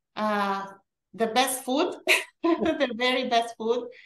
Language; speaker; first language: English; early bilingual, other home language; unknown